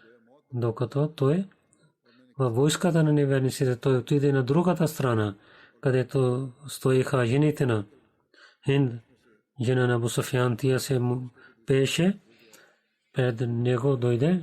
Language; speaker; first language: Bulgarian; non-native, learner; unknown